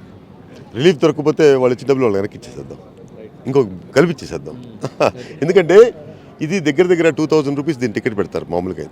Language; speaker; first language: Telugu; native; Telugu